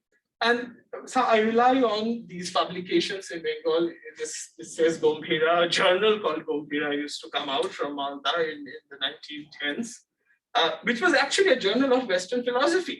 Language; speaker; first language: English; non-native, local second language; Bangla